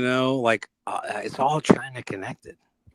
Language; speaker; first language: English; native; English